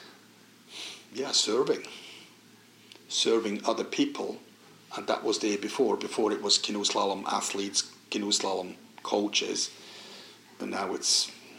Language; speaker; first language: English; non-native, fluent; Swiss German